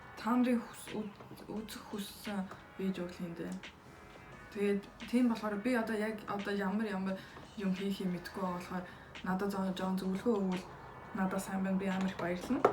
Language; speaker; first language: Mongolian; early bilingual, heritage; Mongolian